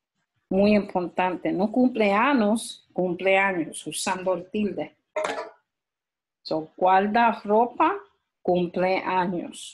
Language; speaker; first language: Spanish; early bilingual, heritage; Spanish